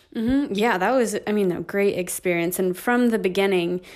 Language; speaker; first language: English; native; English